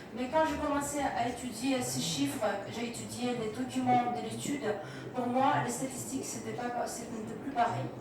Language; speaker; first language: French; non-native, fluent; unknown